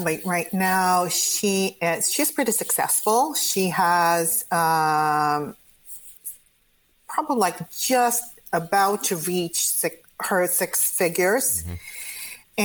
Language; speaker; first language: English; non-native, fluent; Croatian